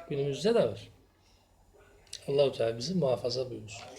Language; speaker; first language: Turkish; native; Turkish